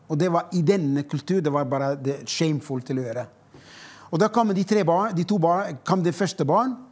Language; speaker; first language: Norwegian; non-native, fluent; Arabic